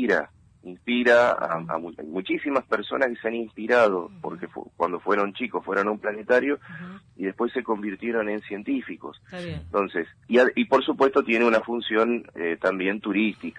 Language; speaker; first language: Spanish; native; Spanish